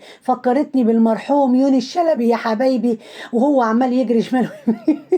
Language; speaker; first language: Arabic; native; Arabic